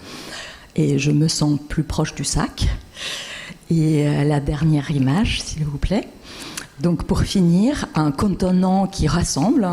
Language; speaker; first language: French; non-native, fluent; Russian